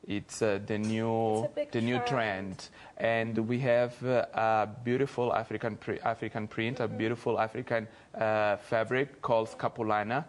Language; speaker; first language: English; non-native, fluent; Portuguese